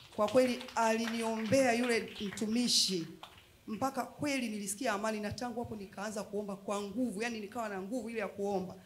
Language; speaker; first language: Swahili; native; Swahili